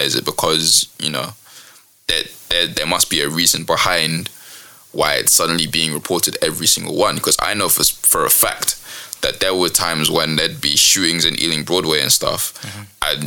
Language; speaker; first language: English; native; English